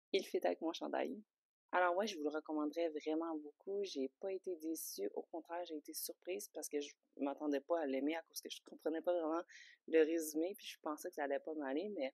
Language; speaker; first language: French; native; French